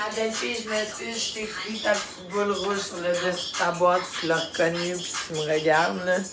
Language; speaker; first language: French; native; French